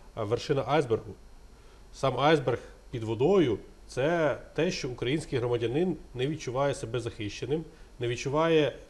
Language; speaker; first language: Ukrainian; native; Ukrainian